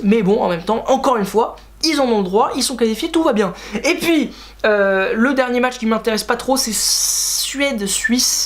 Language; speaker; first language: French; native; French